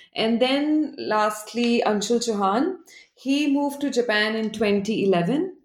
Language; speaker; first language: English; non-native, local second language; Hindi